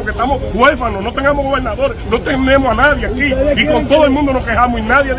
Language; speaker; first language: Spanish; native; Spanish